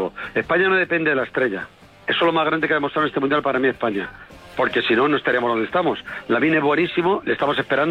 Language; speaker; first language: Spanish; native; Spanish